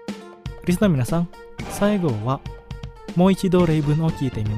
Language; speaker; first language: Japanese; non-native, fluent; Indonesian